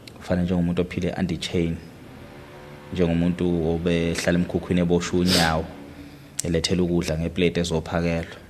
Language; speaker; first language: Zulu; native; Zulu